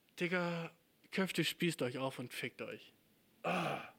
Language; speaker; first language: German; native; German